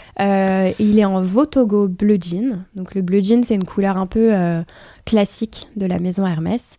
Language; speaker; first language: French; native; French